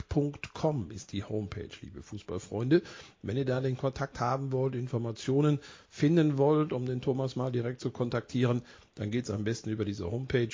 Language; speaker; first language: German; native; German